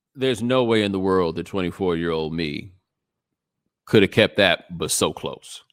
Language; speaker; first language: English; native; English